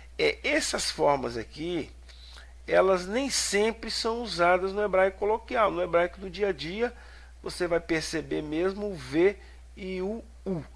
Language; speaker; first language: Portuguese; native; Portuguese